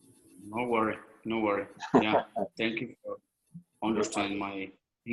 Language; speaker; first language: English; non-native, learner; Spanish